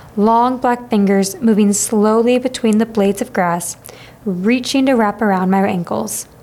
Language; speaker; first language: English; native; English